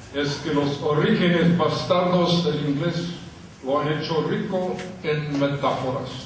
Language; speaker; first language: Spanish; non-native, learner; English